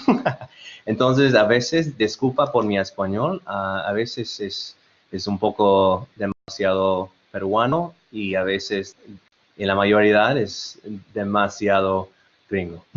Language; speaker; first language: Spanish; non-native, learner; English